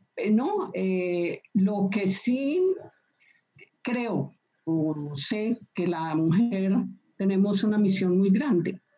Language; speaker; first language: Spanish; native; Spanish